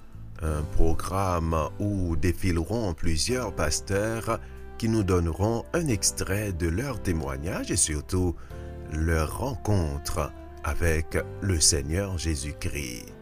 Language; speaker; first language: French; native; French